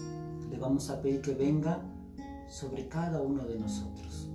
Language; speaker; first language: Spanish; native; Spanish